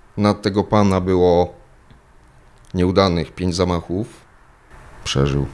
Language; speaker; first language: Polish; native; Polish